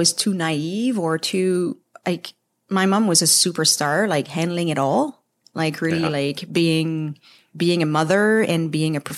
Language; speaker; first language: English; non-native, fluent; French